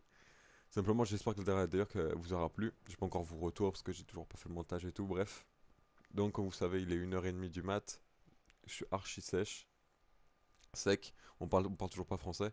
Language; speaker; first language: French; native; French